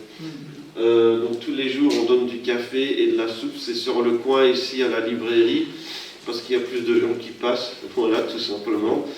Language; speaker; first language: French; native; French